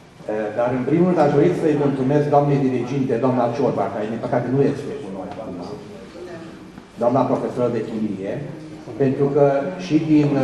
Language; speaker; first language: Romanian; non-native, fluent; Hungarian